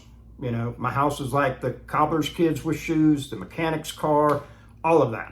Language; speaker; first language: English; native; English